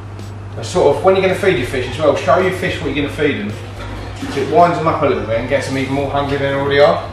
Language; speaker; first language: English; native; English